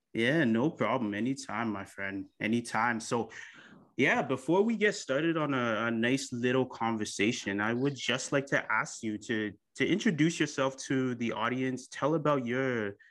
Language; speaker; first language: English; early bilingual, other home language; Akan